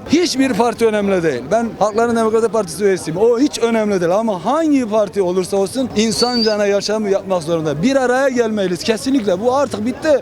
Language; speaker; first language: Turkish; native; Turkish